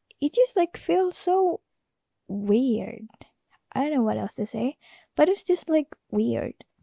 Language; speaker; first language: English; non-native, learner; Indonesian